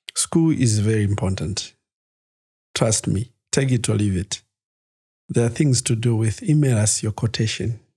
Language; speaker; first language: English; non-native, local second language; Nyanja